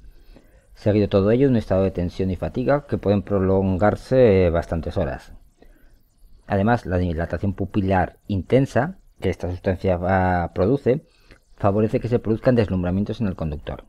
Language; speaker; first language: Spanish; native; Spanish